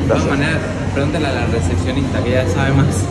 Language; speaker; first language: Spanish; native; Spanish